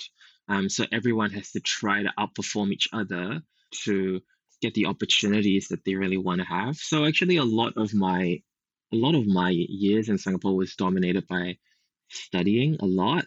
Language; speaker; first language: English; native; English